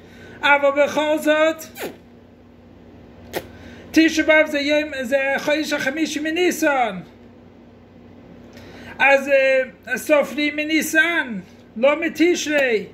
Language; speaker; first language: Hebrew; non-native, fluent; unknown